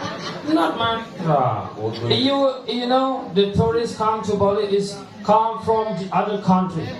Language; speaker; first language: English; non-native, learner; Indonesian